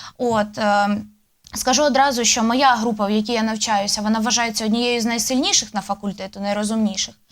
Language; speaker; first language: Ukrainian; native; Ukrainian